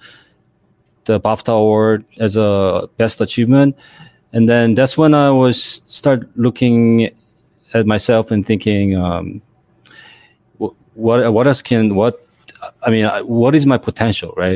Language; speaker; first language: English; non-native, fluent; Korean